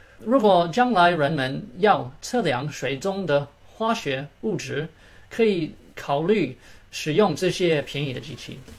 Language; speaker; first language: Chinese; early bilingual, heritage; Chinese